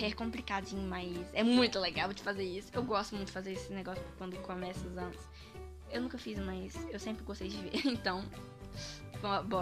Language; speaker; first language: Portuguese; early bilingual, heritage; Portuguese